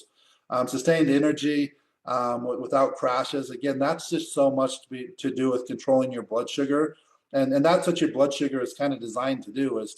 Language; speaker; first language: English; native; English